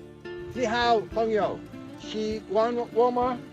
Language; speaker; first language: Chinese; non-native, learner; English